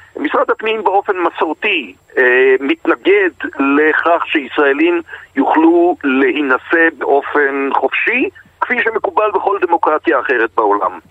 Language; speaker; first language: Hebrew; native; Hebrew